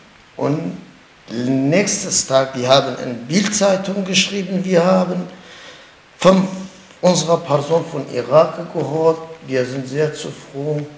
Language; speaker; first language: German; non-native, learner; Kurdish